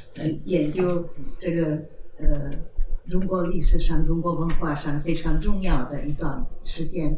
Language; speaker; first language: Chinese; non-native, fluent; Czech